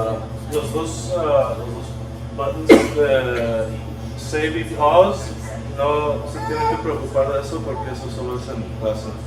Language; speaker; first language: Spanish; early bilingual, heritage; Spanish